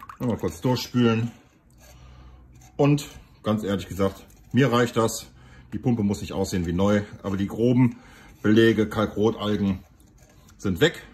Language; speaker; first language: German; native; German